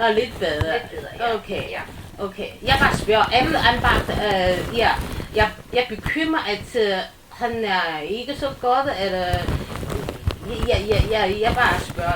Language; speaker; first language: Danish; non-native, learner; Chinese